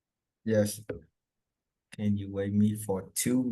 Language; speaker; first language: English; non-native, learner; Vietnamese